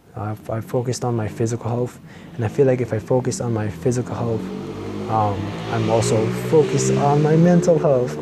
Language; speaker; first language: English; non-native, local second language; Filipino